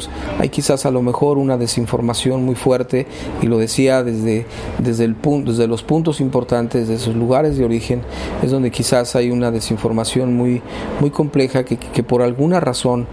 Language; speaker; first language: Spanish; native; Spanish